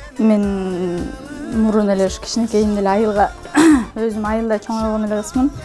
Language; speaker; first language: Kyrgyz; native; Kyrgyz